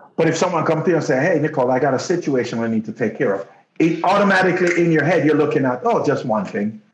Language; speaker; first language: English; non-native, local second language; Jamaican Creole English